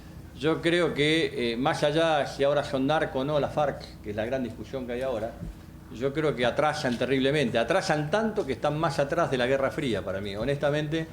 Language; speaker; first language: Spanish; native; Spanish